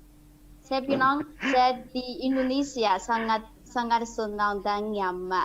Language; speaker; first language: Indonesian; non-native, fluent; Chinese